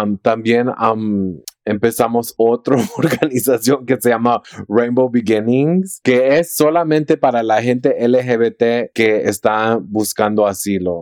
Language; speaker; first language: Spanish; early bilingual, heritage; Spanish